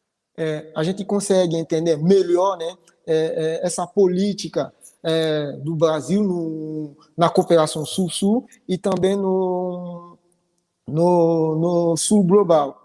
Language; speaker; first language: Portuguese; non-native, fluent; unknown